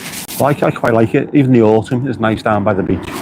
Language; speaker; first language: English; native; English